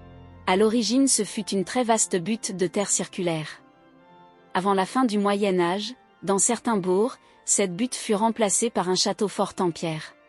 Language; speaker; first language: French; native; French